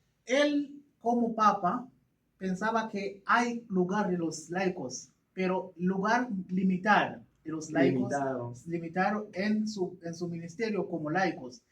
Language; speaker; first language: Spanish; non-native, learner; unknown